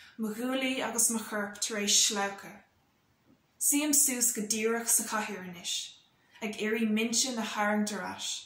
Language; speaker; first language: Irish; non-native, local second language; English